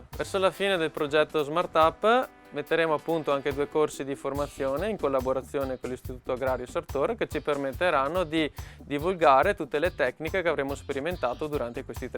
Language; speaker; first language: Italian; native; Italian